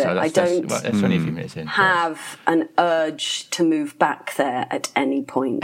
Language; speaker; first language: English; native; English